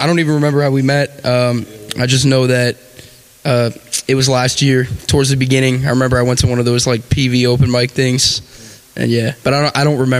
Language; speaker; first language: English; native; English